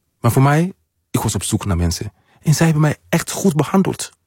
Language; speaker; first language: Dutch; non-native, learner; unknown